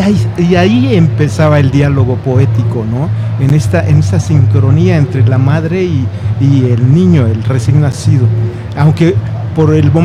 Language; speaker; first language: Spanish; native; Spanish